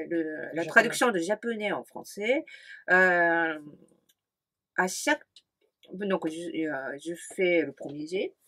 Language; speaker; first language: French; non-native, fluent; Japanese